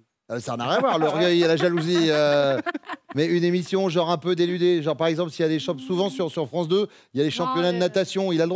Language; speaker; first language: French; native; French